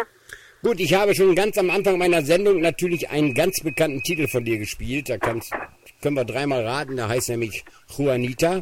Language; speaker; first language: German; native; German